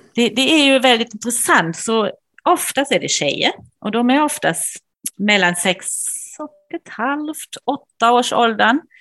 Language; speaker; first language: Swedish; non-native, fluent; German